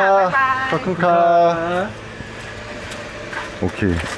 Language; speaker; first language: Thai; non-native, fluent; Korean